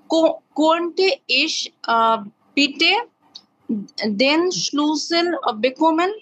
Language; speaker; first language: German; non-native, learner; Bangla